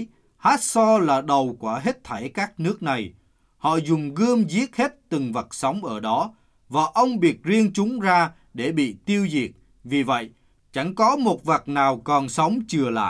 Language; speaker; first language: Vietnamese; native; Vietnamese